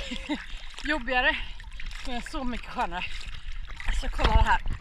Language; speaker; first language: Swedish; native; Swedish